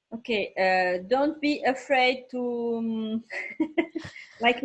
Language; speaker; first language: English; non-native, learner; French